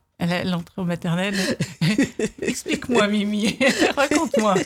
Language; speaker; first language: French; native; French